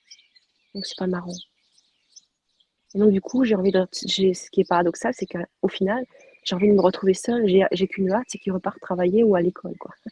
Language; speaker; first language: French; native; French